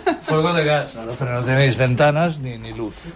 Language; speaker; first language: Spanish; native; Spanish